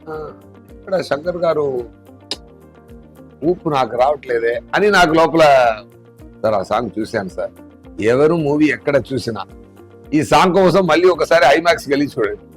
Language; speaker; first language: Telugu; non-native, fluent; Tamil